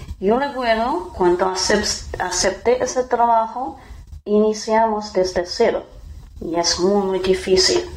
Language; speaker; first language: Spanish; non-native, fluent; Chinese